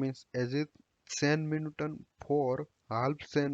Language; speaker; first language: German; non-native, learner; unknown